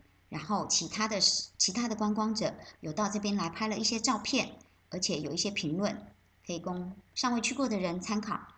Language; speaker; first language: Chinese; native; Chinese